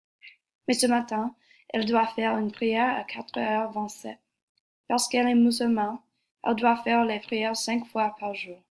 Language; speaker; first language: French; non-native, learner; English